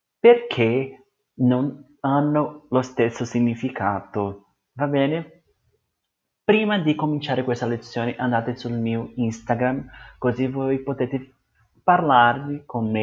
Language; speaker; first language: Italian; non-native, learner; Portuguese